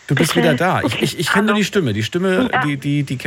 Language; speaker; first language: German; native; German